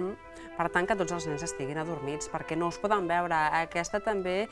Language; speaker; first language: Catalan; native; Catalan